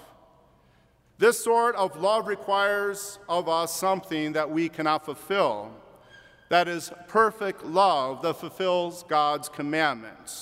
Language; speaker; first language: English; native; English